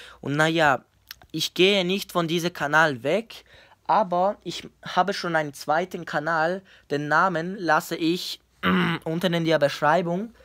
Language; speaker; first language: German; non-native, learner; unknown